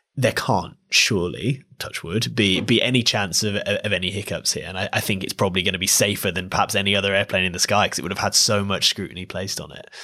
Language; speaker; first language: English; native; English